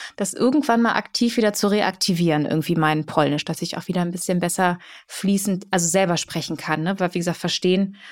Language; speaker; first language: German; early bilingual, other home language; Polish